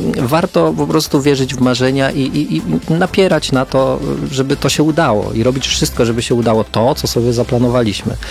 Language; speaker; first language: Polish; native; Polish